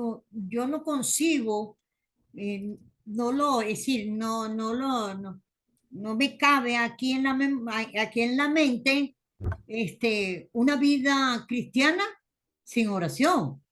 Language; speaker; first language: Spanish; native; Spanish